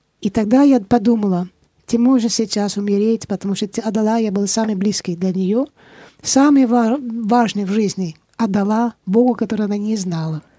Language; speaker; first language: Russian; non-native, fluent; Dutch